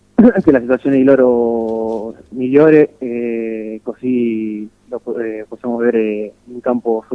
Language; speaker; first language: Italian; non-native, fluent; Spanish